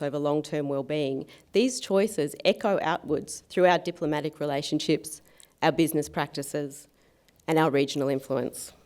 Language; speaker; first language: English; native; English